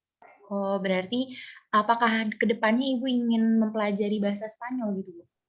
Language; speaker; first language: Indonesian; native; Indonesian